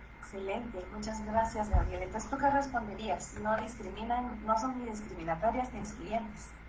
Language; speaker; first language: Spanish; native; Spanish